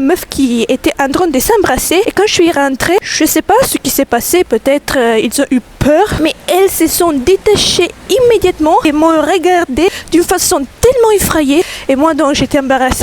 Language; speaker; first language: French; non-native, fluent; Italian